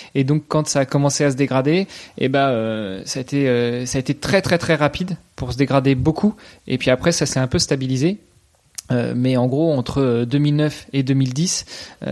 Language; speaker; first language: French; native; French